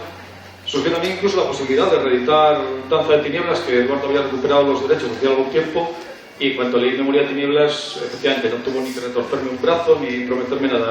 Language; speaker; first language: Spanish; native; Spanish